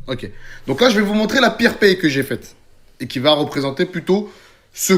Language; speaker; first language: French; native; French